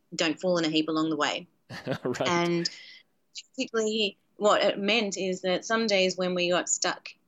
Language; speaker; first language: English; native; English